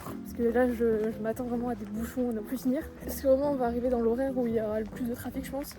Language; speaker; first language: French; native; French